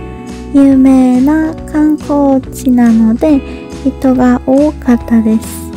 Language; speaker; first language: Japanese; non-native, learner; Korean